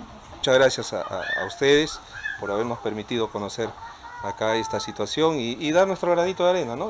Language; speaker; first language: Spanish; native; Spanish